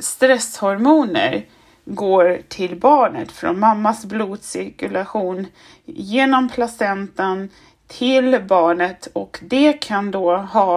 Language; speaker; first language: Swedish; non-native, fluent; German